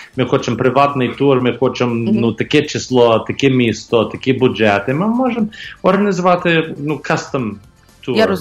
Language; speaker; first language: Ukrainian; early bilingual, heritage; Ukrainian